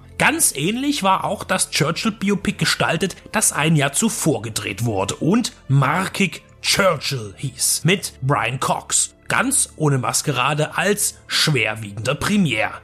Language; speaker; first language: German; native; German